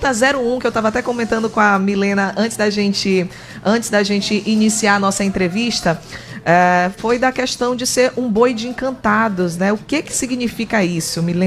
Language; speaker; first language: Portuguese; native; Portuguese